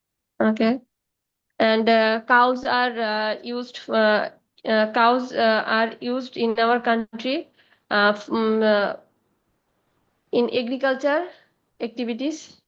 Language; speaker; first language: English; non-native, learner; Bangla